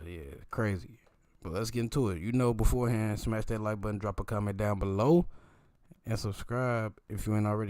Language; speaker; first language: English; native; English